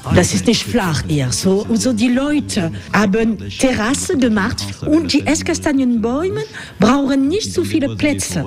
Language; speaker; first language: German; non-native, fluent; French